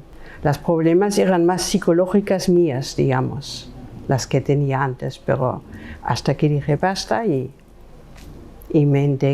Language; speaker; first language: Spanish; non-native, fluent; German